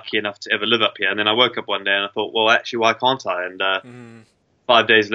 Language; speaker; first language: English; native; English